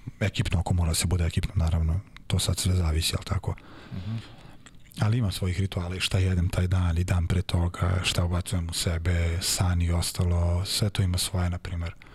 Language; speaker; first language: Serbian; native; Serbian